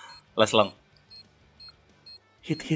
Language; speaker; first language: English; non-native, learner; Sundanese